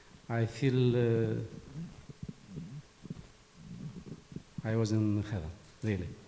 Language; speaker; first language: English; non-native, fluent; Romanian